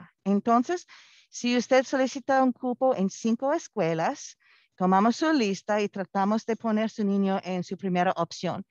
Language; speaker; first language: Spanish; non-native, fluent; English